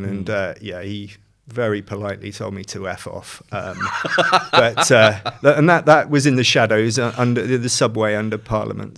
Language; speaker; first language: English; native; English